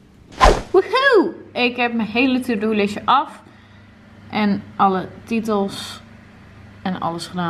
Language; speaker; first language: Dutch; native; Dutch